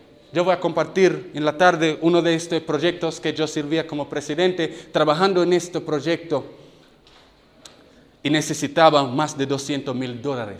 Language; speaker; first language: Spanish; non-native, learner; English